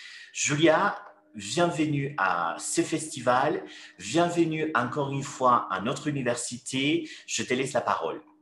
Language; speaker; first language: French; non-native, fluent; Spanish